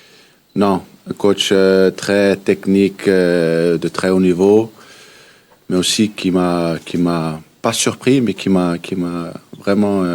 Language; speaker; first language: French; early bilingual, heritage; Danish